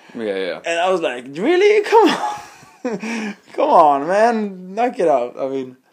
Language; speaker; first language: English; non-native, fluent; Swedish